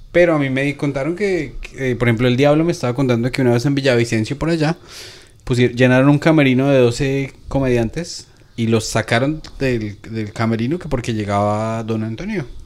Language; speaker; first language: Spanish; native; Spanish